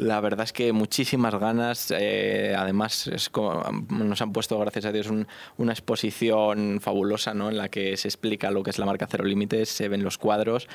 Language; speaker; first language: Spanish; native; Spanish